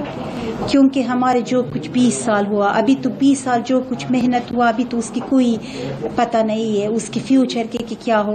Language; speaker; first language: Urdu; non-native, fluent; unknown